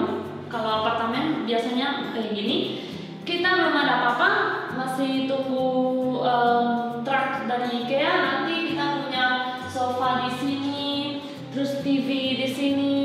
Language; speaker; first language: Indonesian; non-native, fluent; Spanish